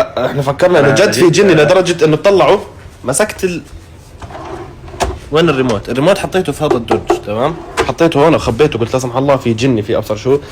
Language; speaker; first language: Arabic; native; Arabic